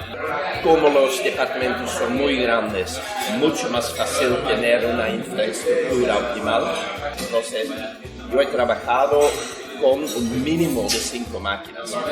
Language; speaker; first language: Spanish; non-native, fluent; Dutch